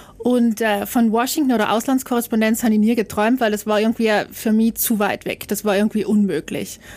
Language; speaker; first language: German; native; German